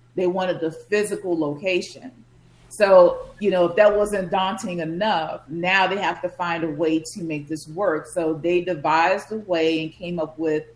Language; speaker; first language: English; native; English